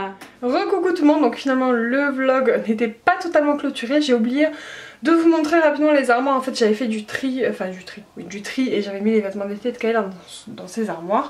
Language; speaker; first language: French; native; French